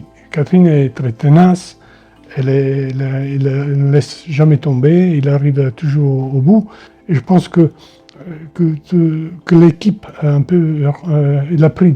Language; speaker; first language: French; non-native, fluent; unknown